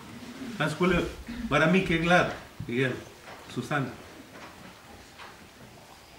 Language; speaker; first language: Swedish; non-native, learner; Spanish